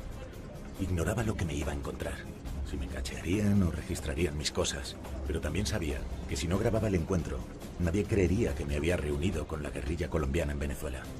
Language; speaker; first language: Spanish; native; Spanish